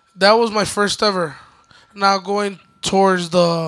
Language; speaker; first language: English; early bilingual, other home language; Spanish